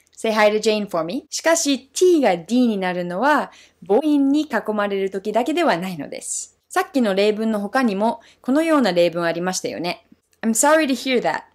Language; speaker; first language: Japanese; non-native, fluent; English